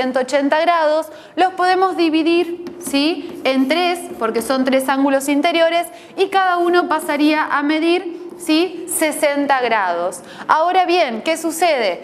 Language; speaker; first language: Spanish; native; Spanish